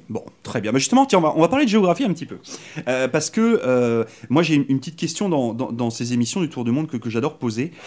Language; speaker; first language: French; native; French